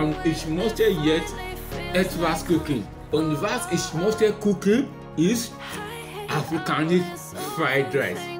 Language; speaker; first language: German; non-native, learner; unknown